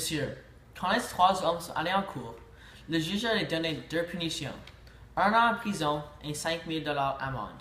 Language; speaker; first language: French; native; French